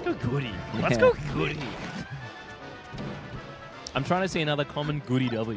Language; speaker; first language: English; native; English